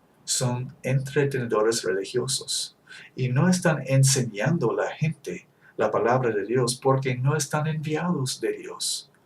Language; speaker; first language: Spanish; non-native, fluent; English